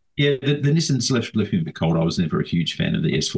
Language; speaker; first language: English; native; English